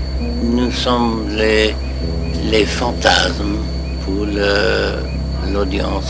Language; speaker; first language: French; non-native, learner; English